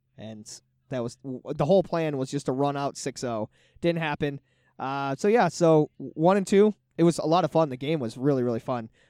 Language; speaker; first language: English; native; English